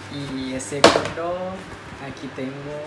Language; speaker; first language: Spanish; non-native, learner; Thai